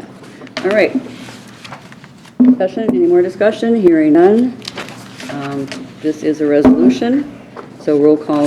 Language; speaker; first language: English; native; English